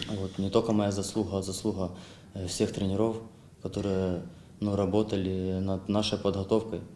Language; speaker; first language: Russian; non-native, local second language; Ukrainian